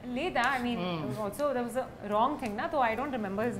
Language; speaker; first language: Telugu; non-native, learner; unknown